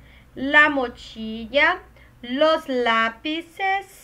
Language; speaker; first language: Spanish; non-native, learner; Portuguese